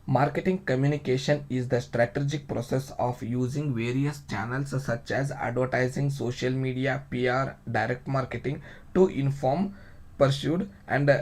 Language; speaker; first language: English; non-native, local second language; Kannada